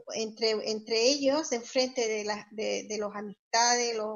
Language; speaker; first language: Spanish; native; Spanish